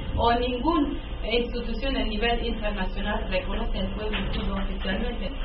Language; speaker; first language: Spanish; non-native, learner; Kurdish